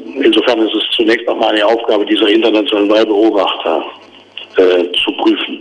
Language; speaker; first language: German; native; German